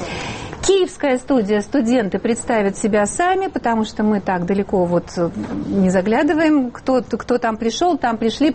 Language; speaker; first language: Russian; native; Russian